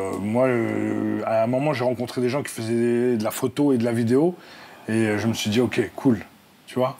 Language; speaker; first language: French; native; French